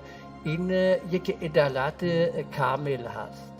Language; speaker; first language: Persian; non-native, learner; German